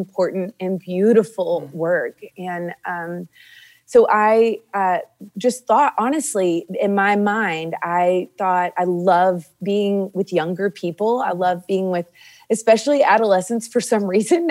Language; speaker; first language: English; native; English